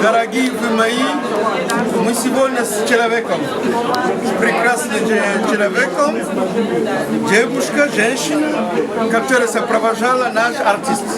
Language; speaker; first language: Russian; non-native, learner; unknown